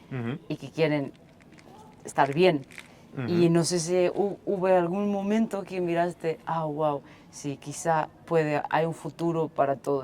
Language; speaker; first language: Spanish; non-native, fluent; Portuguese